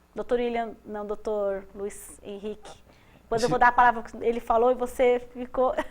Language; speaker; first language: Portuguese; native; Portuguese